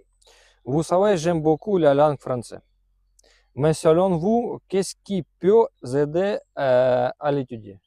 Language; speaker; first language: French; non-native, learner; Russian